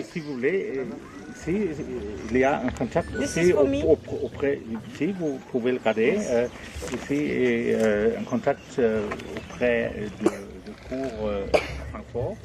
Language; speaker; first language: French; non-native, learner; German